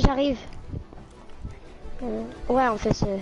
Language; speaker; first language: French; native; French